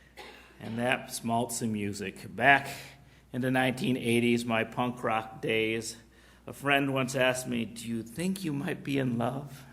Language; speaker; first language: English; native; English